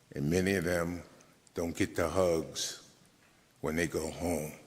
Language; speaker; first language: English; native; English